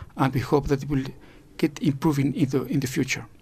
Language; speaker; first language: English; non-native, fluent; Spanish